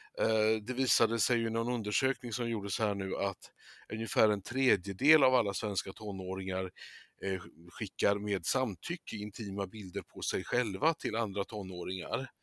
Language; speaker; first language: Swedish; native; Swedish